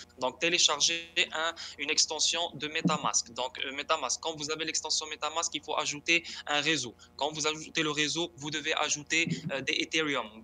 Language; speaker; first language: French; non-native, local second language; Arabic